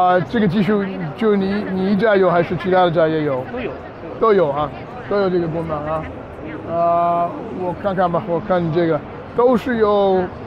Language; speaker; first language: Chinese; non-native, fluent; English